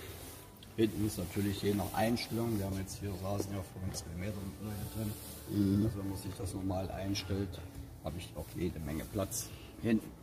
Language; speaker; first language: German; native; German